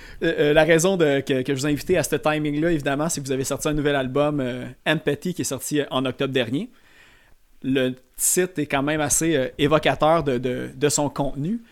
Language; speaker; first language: French; native; French